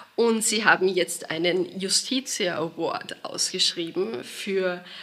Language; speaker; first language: German; native; German